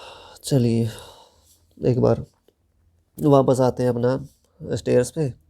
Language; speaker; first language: Hindi; native; Hindi